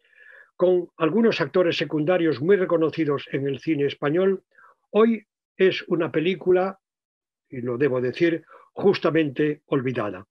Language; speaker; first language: Spanish; native; Spanish